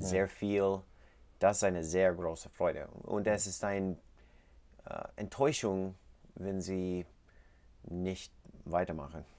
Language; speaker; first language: German; non-native, learner; English